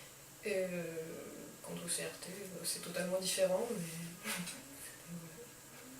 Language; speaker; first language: French; native; French